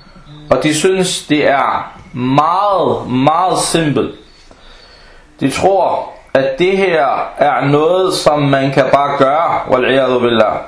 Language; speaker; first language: Danish; non-native, fluent; Arabic